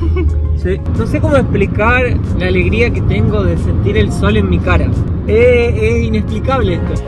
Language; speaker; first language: Spanish; native; Spanish